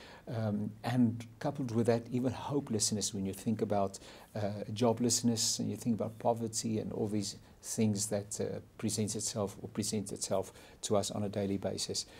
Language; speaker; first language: English; non-native, local second language; Afrikaans